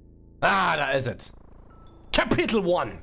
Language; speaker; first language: German; native; German